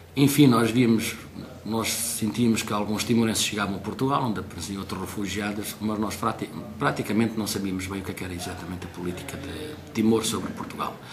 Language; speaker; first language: Portuguese; native; Portuguese